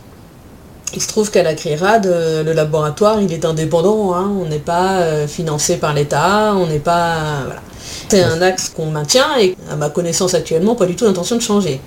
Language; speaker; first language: French; native; French